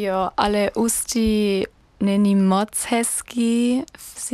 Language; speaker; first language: Czech; non-native, learner; German